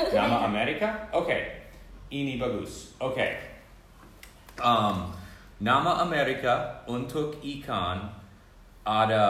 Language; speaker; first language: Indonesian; non-native, learner; English